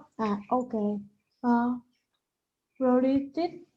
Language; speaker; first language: English; non-native, learner; Vietnamese